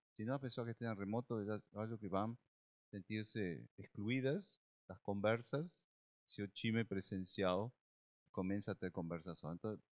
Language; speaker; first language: Portuguese; non-native, learner; Spanish